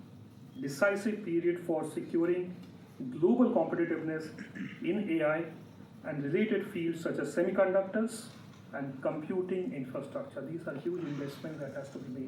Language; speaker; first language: English; non-native, local second language; Bangla